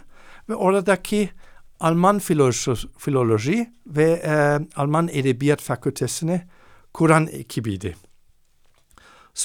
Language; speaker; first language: Turkish; non-native, fluent; German